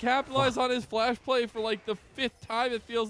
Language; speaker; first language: English; native; English